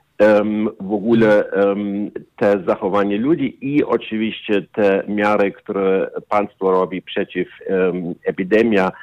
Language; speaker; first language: Polish; non-native, learner; German